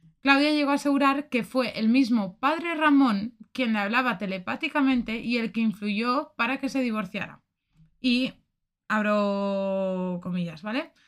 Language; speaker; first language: Spanish; native; Spanish